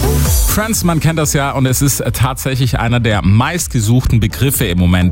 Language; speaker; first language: German; native; German